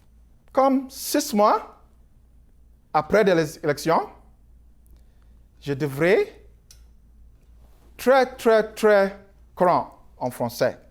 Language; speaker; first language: French; non-native, learner; English